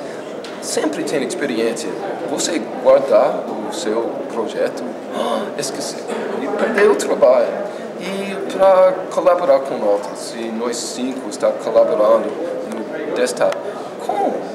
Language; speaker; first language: Portuguese; non-native, fluent; English